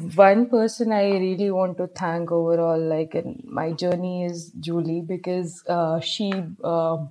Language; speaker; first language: English; non-native, local second language; Hindi